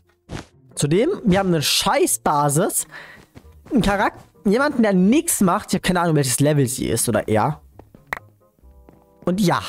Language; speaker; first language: German; native; German